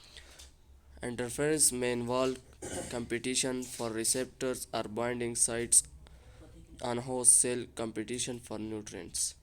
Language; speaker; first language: English; non-native, local second language; Urdu